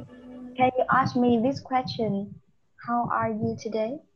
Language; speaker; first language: English; non-native, learner; Vietnamese